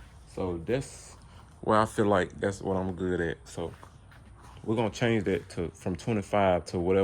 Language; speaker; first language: English; native; English